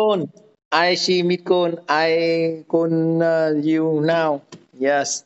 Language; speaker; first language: English; non-native, learner; Vietnamese